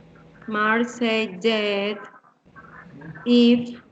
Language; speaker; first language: English; non-native, learner; Spanish